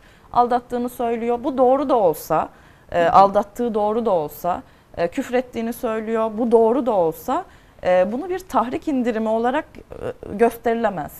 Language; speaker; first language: Turkish; native; Turkish